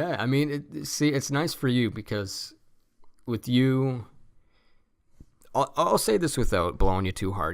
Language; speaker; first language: English; native; English